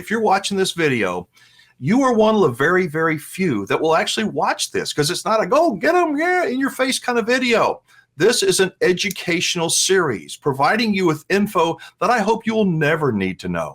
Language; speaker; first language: English; native; English